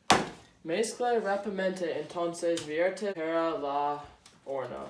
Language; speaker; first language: Spanish; non-native, learner; English